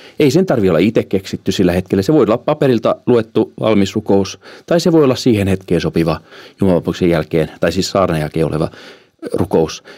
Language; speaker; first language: Finnish; early bilingual, heritage; Finnish